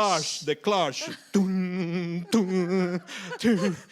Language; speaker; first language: French; non-native, fluent; Spanish